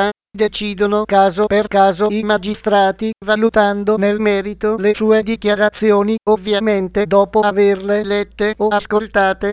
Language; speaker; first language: Italian; native; Italian